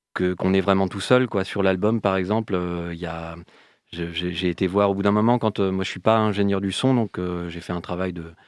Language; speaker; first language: French; native; French